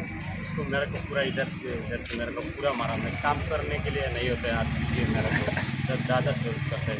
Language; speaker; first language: Hindi; non-native, local second language; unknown